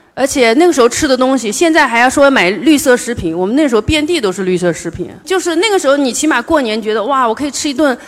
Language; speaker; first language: Chinese; native; Chinese